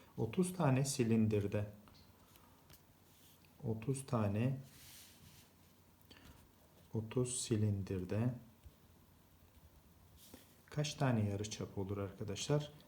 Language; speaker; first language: Turkish; native; Turkish